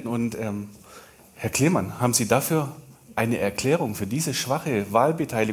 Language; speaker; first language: German; native; German